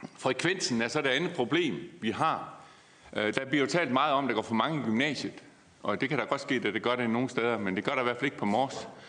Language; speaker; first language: Danish; native; Danish